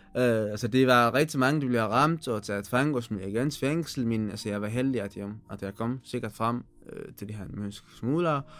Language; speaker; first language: Danish; non-native, learner; Tigrinya